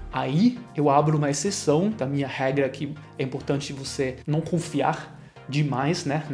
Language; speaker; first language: Portuguese; non-native, fluent; German